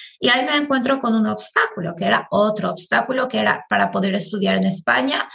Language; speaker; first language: Spanish; non-native, fluent; Albanian